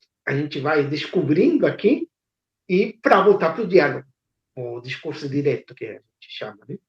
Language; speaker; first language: Portuguese; non-native, fluent; Spanish